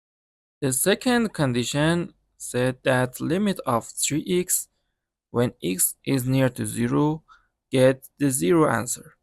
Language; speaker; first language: English; non-native, learner; Persian